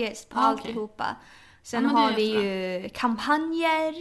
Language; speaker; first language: Swedish; early bilingual, other home language; Thai